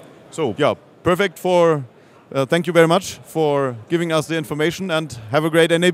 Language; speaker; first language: English; non-native, fluent; German